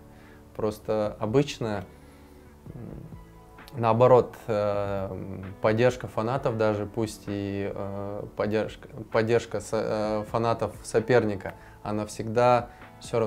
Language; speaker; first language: Russian; native; Russian